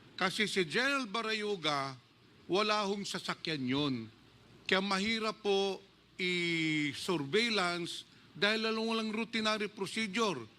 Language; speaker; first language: Filipino; native; Filipino